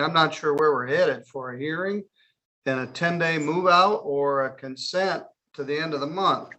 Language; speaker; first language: English; native; English